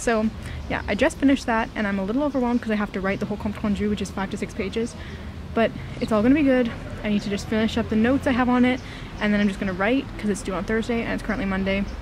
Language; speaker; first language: English; native; English